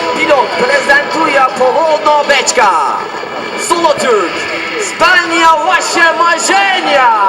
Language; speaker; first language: Polish; non-native, learner; Turkish